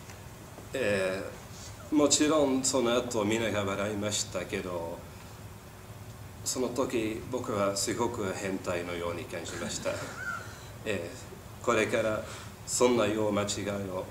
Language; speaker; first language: Japanese; non-native, learner; Dutch